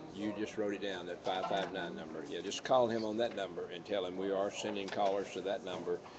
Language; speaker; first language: English; native; English